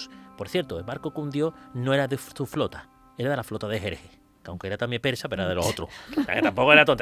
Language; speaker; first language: Spanish; native; Spanish